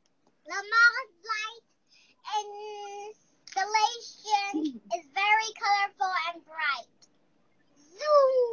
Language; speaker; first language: English; non-native, learner; Chinese